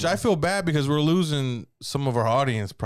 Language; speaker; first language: English; native; English